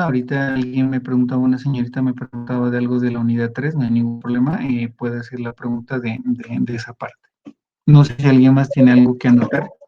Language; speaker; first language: Spanish; native; Spanish